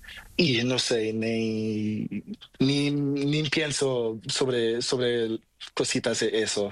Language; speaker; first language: Spanish; non-native, learner; Portuguese